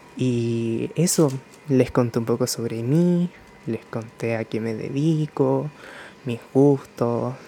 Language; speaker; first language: Spanish; early bilingual, other home language; Japanese